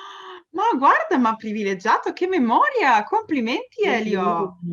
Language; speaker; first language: Italian; early bilingual, heritage; Spanish